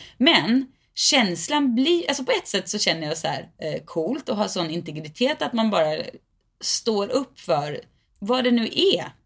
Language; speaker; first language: Swedish; native; Swedish